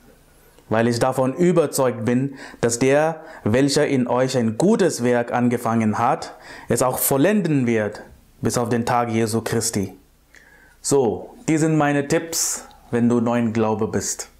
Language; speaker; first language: German; non-native, fluent; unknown